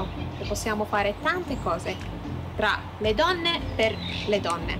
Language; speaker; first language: Italian; non-native, learner; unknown